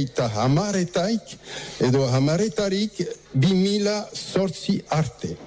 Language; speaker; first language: Basque; native; Basque